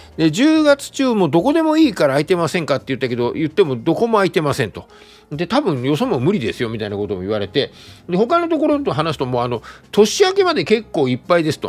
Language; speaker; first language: Japanese; native; Japanese